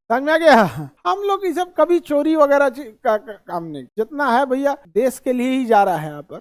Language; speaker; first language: Hindi; native; Hindi